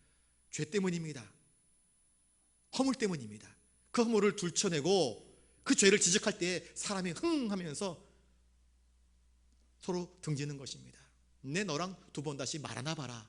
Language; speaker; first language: Korean; native; Korean